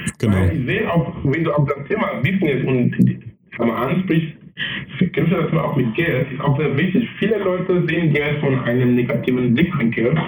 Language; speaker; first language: German; non-native, fluent; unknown